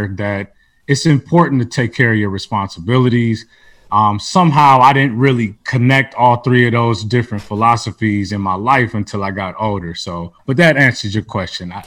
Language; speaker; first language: English; native; English